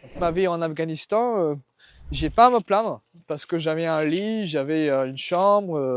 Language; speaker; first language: French; non-native, fluent; Persian